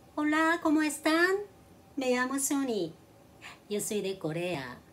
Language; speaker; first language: Spanish; non-native, learner; Korean